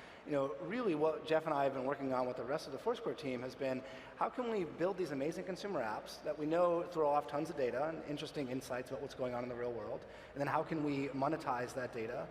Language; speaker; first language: English; native; English